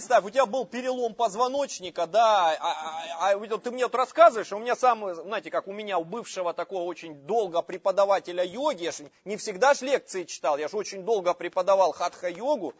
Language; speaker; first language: Russian; native; Russian